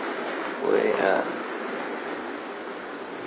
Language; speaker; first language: French; non-native, learner; English